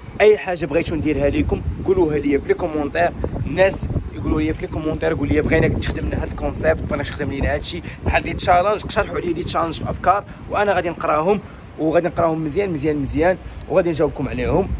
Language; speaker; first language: Arabic; native; Arabic